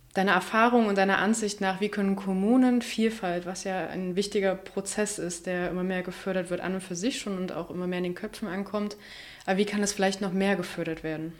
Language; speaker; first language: German; native; German